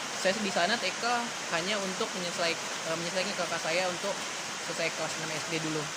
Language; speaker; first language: Indonesian; native; Indonesian